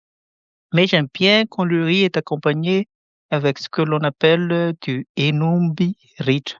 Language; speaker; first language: French; non-native, local second language; Malagasy